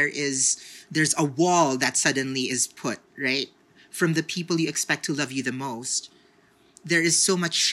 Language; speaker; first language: English; non-native, local second language; Filipino